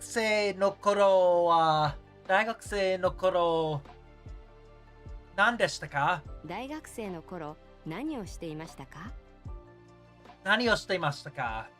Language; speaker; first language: Japanese; non-native, learner; English